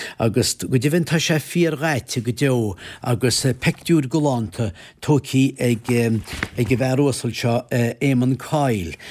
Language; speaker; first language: Irish; native; Irish